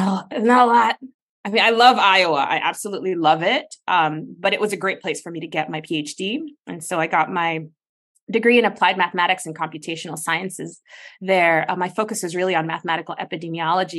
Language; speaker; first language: English; native; English